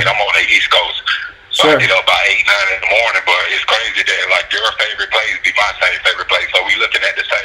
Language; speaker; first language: English; native; English